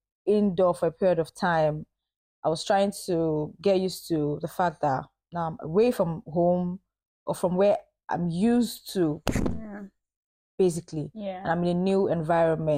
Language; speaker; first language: English; non-native, local second language; Yoruba